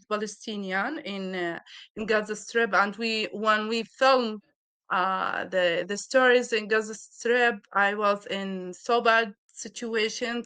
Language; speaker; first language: English; non-native, learner; Arabic